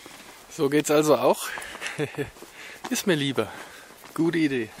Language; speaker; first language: German; native; German